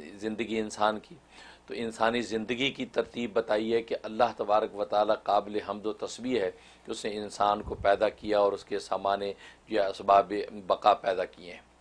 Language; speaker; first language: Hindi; non-native, local second language; Kashmiri